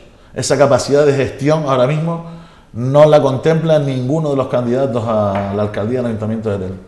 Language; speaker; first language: Spanish; native; Spanish